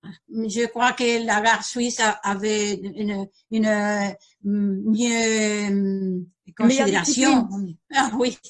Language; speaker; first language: French; non-native, learner; Spanish